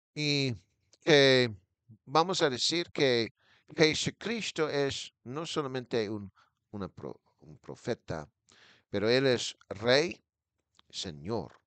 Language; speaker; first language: Spanish; non-native, fluent; English